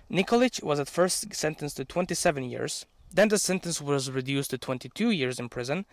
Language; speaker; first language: English; non-native, fluent; Serbian